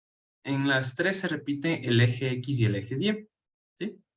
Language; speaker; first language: Spanish; native; Spanish